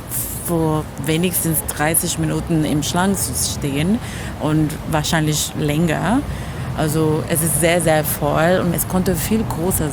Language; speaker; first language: German; non-native, fluent; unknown